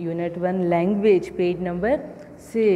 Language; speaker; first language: English; non-native, local second language; Urdu